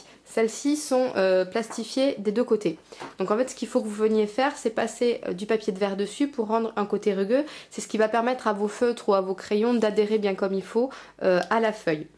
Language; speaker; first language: French; native; French